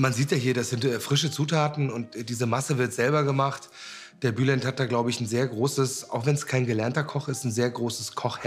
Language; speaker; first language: German; native; German